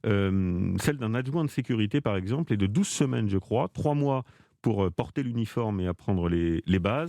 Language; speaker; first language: French; native; French